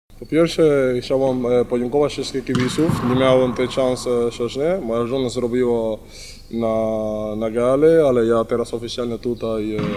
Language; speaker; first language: Polish; non-native, learner; Spanish